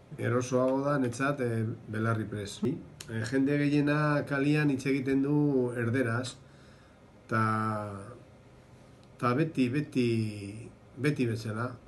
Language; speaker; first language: Basque; non-native, local second language; Spanish